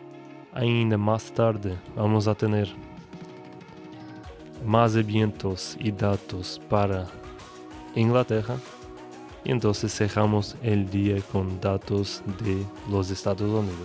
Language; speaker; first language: Spanish; non-native, learner; Portuguese